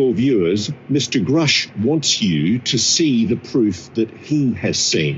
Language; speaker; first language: English; native; English